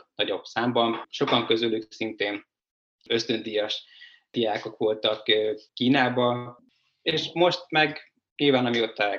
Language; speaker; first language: Hungarian; native; Hungarian